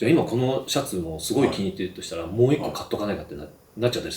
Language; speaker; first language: Japanese; native; Japanese